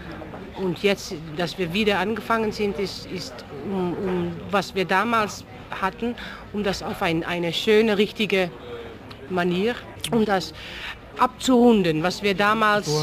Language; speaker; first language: German; non-native, fluent; Dutch